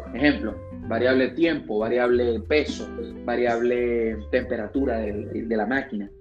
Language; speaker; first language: Spanish; native; Spanish